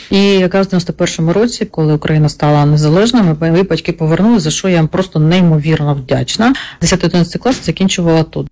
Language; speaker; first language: Ukrainian; non-native, local second language; Russian